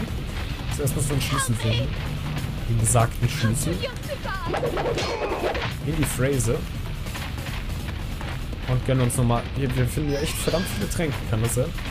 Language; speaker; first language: German; native; German